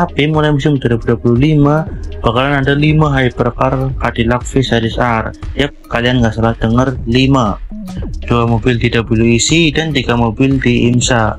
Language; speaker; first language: Indonesian; native; Indonesian